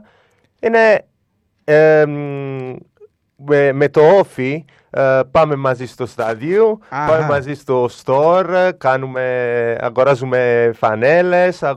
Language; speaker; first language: Greek; non-native, learner; Italian